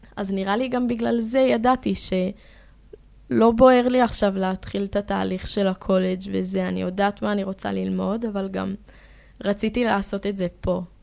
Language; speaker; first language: Hebrew; early bilingual, heritage; Hebrew